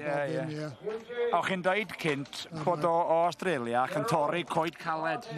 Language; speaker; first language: Welsh; native; Welsh